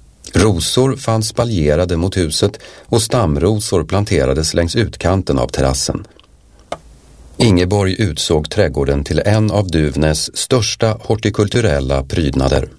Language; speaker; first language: Swedish; native; Swedish